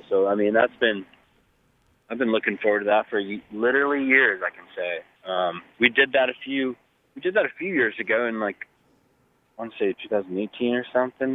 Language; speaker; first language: English; native; English